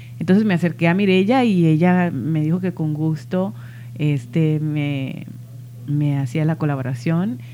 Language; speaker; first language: Spanish; early bilingual, heritage; Spanish